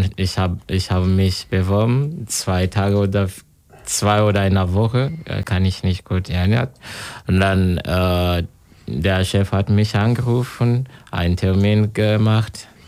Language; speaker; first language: German; non-native, learner; Kinyarwanda